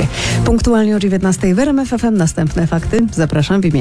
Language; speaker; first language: Polish; native; Polish